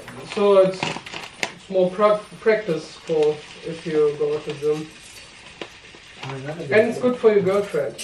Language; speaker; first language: English; non-native, learner; German